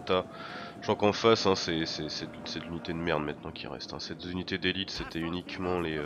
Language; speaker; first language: French; native; French